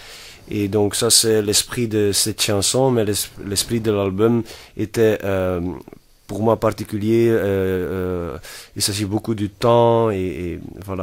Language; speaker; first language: French; non-native, fluent; Dutch